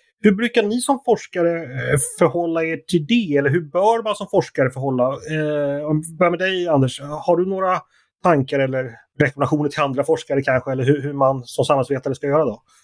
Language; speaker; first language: Swedish; native; Swedish